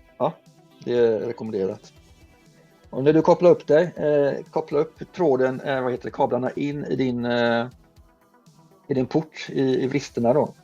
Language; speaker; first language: Swedish; native; Swedish